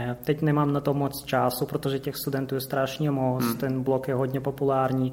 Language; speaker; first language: Czech; non-native, fluent; Russian